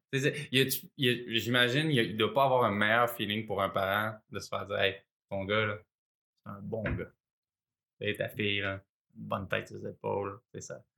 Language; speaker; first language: French; native; French